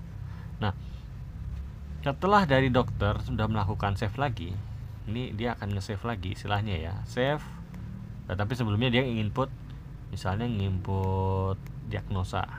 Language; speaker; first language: Indonesian; native; Indonesian